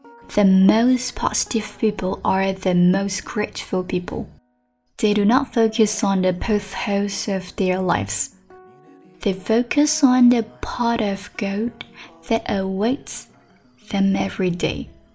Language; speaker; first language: English; non-native, fluent; Chinese